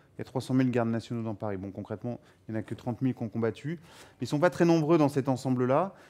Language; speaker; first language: French; native; French